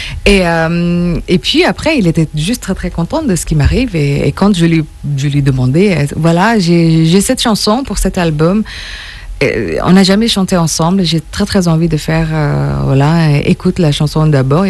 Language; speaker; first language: French; non-native, fluent; Indonesian